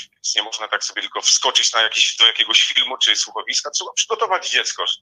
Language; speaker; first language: Polish; native; Polish